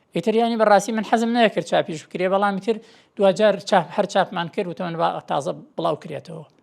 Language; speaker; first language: Central Kurdish; non-native, local second language; Gurani